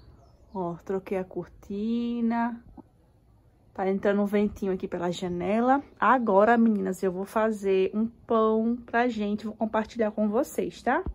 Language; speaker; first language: Portuguese; native; Portuguese